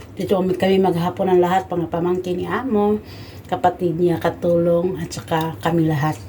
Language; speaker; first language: Filipino; non-native, local second language; Cebuano